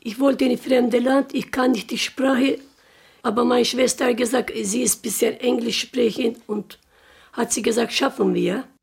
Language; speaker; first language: German; non-native, learner; Turkish